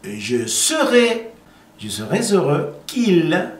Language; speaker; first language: French; non-native, fluent; Spanish